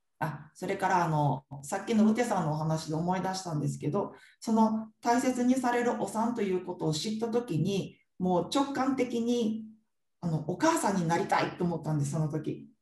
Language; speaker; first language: Japanese; native; Japanese